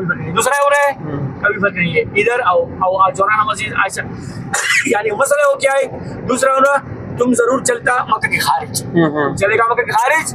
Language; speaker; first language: Hindi; non-native, learner; Baluchi